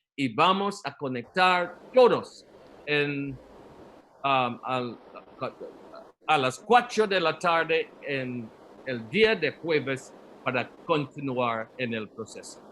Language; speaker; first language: Spanish; non-native, learner; Portuguese